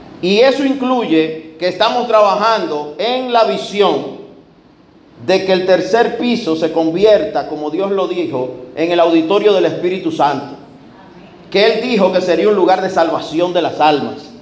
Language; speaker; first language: Spanish; native; Spanish